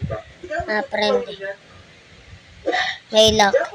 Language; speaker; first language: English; non-native, learner; Filipino